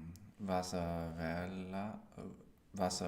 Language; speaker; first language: Spanish; non-native, learner; English